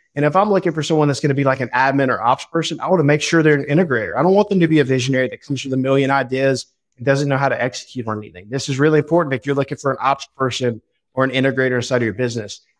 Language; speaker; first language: English; native; English